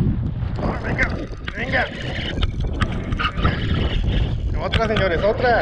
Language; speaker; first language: Spanish; native; Spanish